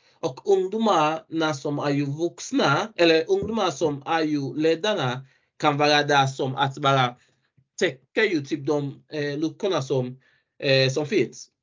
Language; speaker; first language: Swedish; non-native, fluent; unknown